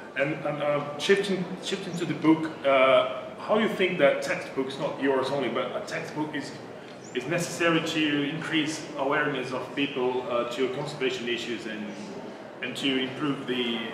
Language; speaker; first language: English; non-native, fluent; Portuguese